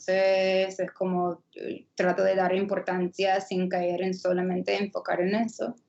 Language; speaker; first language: Spanish; non-native, fluent; English